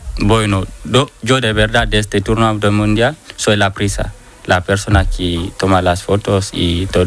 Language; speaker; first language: Spanish; non-native, learner; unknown